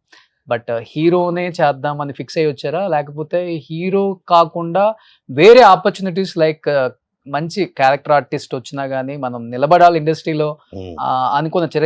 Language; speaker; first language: Telugu; native; Telugu